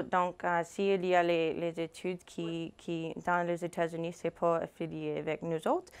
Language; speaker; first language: French; non-native, fluent; English